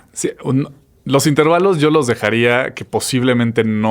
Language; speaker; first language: Spanish; native; Spanish